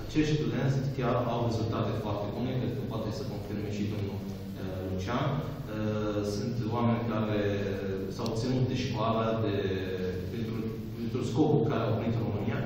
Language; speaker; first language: Romanian; non-native, fluent; Arabic